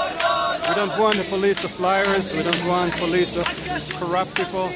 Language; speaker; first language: English; non-native, fluent; Hebrew